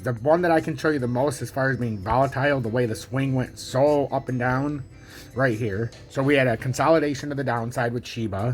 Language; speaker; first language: English; native; English